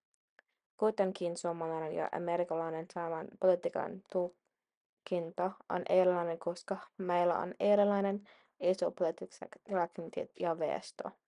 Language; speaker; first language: Finnish; non-native, learner; English